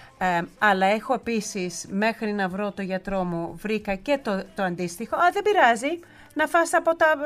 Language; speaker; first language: Greek; early bilingual, heritage; Greek